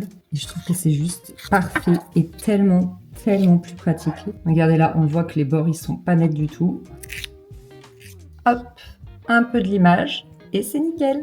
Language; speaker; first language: French; native; French